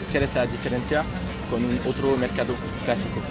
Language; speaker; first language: Spanish; non-native, learner; French